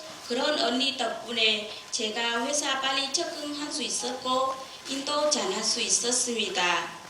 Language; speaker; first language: Korean; non-native, learner; Vietnamese